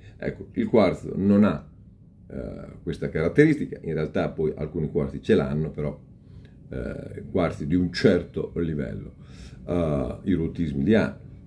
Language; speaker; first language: Italian; native; Italian